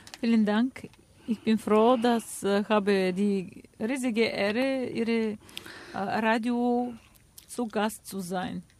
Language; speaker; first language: German; non-native, fluent; Bulgarian